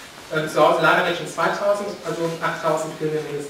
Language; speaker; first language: Dutch; non-native, learner; German